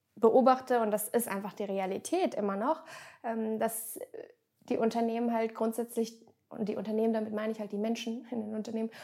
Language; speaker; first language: German; native; German